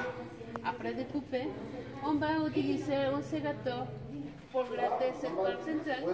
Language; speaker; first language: French; non-native, learner; Spanish